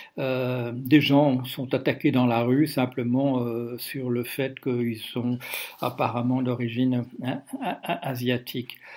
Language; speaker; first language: French; non-native, fluent; Dutch